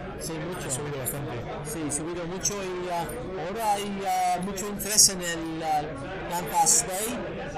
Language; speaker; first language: Spanish; non-native, learner; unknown